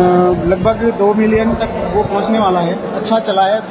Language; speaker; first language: Hindi; non-native, local second language; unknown